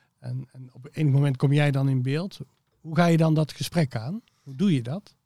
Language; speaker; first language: Dutch; native; Dutch